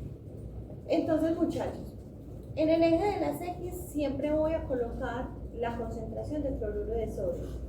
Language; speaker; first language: Spanish; native; Spanish